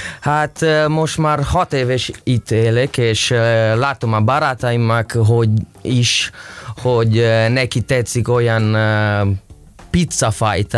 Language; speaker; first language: Hungarian; non-native, learner; Italian